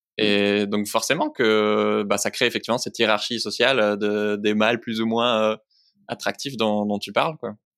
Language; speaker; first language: French; native; French